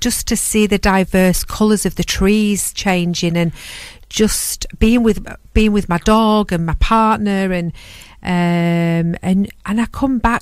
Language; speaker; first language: English; native; English